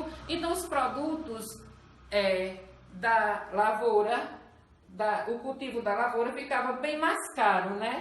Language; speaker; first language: Portuguese; native; Portuguese